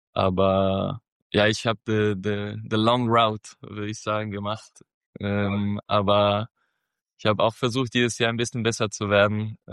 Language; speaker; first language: German; non-native, fluent; Spanish